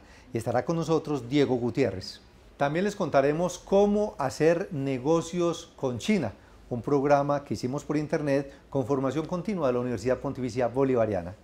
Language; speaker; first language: Spanish; native; Spanish